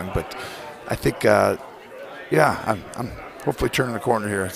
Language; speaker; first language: English; native; English